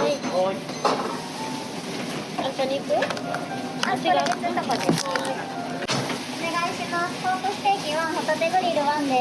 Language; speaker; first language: Japanese; native; Japanese